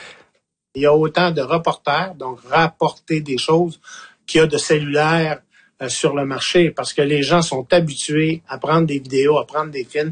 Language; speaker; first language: French; native; French